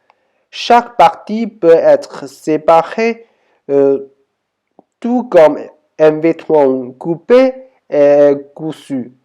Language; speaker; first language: French; non-native, learner; Chinese